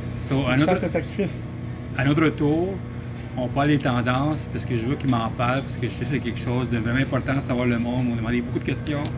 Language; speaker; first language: French; native; French